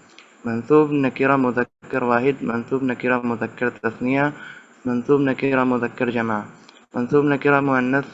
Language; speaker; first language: Arabic; non-native, learner; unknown